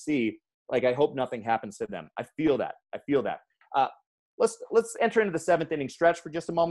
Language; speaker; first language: English; native; English